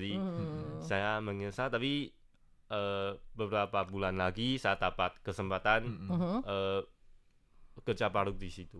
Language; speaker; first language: Indonesian; non-native, fluent; Chinese